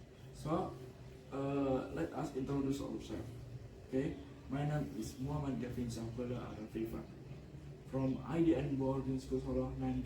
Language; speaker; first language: English; non-native, learner; Indonesian